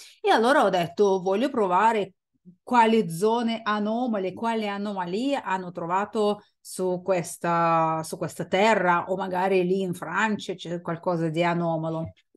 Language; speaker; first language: Italian; non-native, fluent; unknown